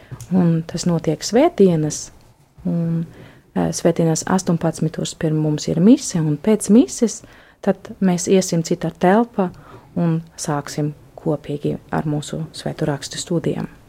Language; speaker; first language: Latvian; non-native, fluent; German